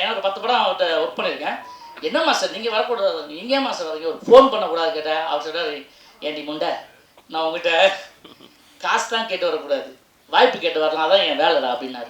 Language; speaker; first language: Tamil; native; Tamil